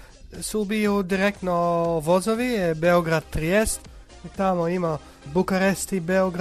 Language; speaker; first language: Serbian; non-native, learner; Dutch